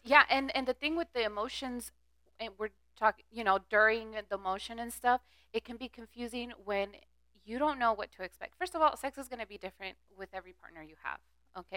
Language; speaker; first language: English; early bilingual, other home language; Spanish